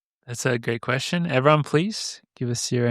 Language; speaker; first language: English; native; English